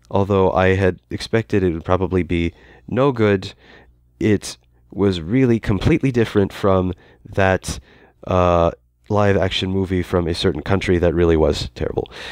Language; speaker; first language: English; native; English